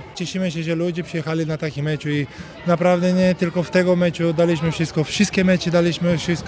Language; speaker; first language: Polish; non-native, learner; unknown